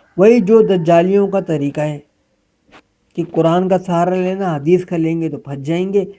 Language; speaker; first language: Urdu; native; Urdu